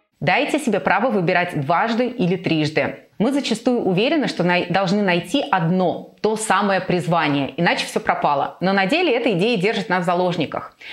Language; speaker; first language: Russian; native; Russian